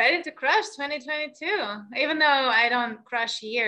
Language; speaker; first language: English; non-native, fluent; Russian